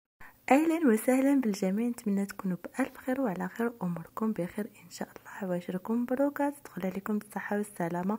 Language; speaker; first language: Arabic; native; Arabic